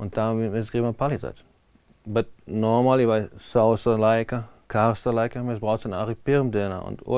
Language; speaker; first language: Latvian; non-native, learner; German